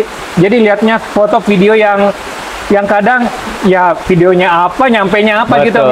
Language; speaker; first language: Indonesian; native; Indonesian